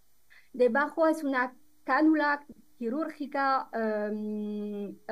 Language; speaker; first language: Spanish; non-native, fluent; French